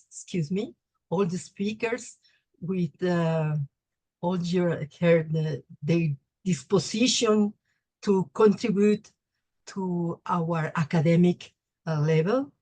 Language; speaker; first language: English; non-native, learner; Spanish